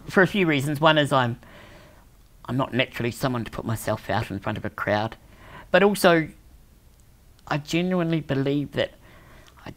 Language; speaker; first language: English; native; English